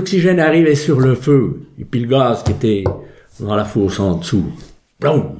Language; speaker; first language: French; native; French